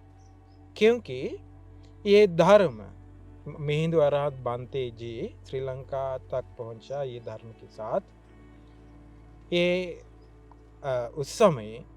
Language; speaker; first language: Hindi; non-native, learner; Sinhala